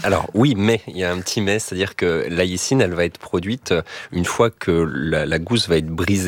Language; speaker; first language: French; native; French